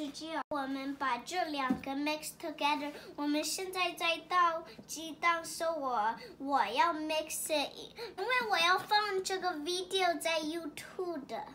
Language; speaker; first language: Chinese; early bilingual, heritage; Chinese